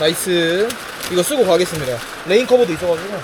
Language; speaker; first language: Korean; native; Korean